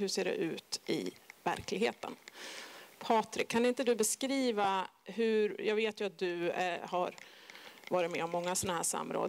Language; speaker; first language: Swedish; native; Swedish